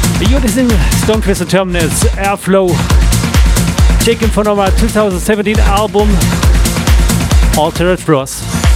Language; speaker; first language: English; non-native, fluent; German